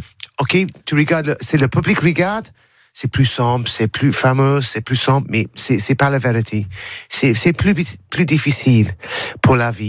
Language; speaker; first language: French; non-native, learner; English